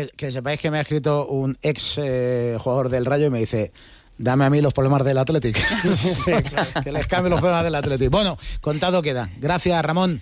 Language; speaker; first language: Spanish; native; Spanish